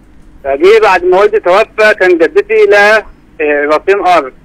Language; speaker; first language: Arabic; native; Arabic